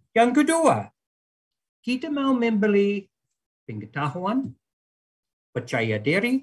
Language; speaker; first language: Indonesian; non-native, fluent; English